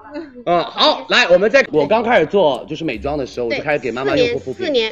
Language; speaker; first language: Chinese; native; Chinese